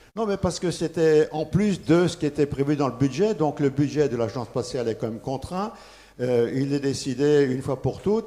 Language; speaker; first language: French; native; French